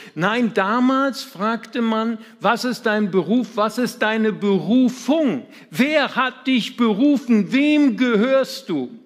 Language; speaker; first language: German; native; German